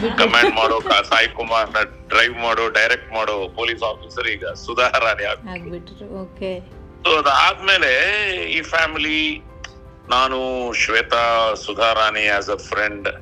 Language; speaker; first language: Kannada; non-native, local second language; Telugu